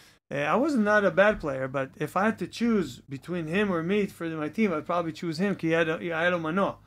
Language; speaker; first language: English; native; English